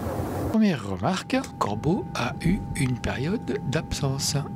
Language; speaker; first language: French; native; French